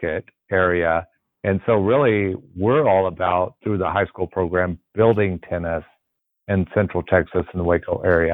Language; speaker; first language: English; native; English